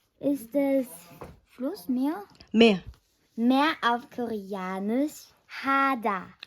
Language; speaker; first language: German; non-native, learner; Korean